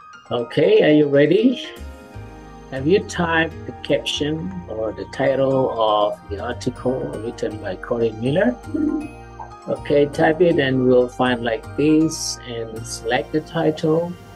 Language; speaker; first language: English; non-native, fluent; Indonesian